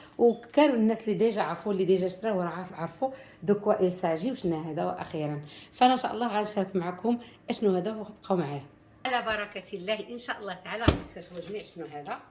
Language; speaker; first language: Arabic; native; Arabic